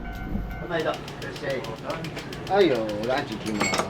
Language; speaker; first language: Japanese; native; Japanese